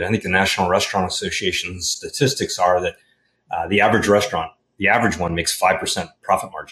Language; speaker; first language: English; native; English